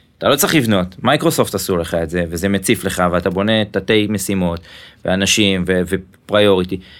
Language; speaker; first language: Hebrew; native; Hebrew